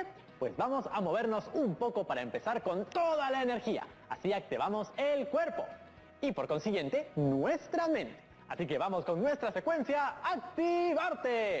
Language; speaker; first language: Spanish; native; Spanish